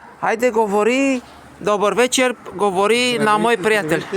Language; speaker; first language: Bulgarian; non-native, learner; Romanian